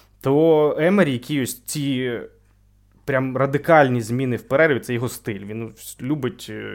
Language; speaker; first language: Ukrainian; native; Ukrainian